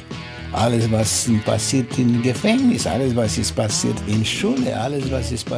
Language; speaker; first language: German; non-native, learner; Romanian